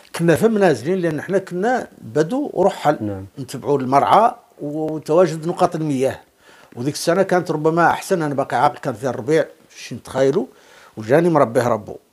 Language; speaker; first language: Arabic; native; Arabic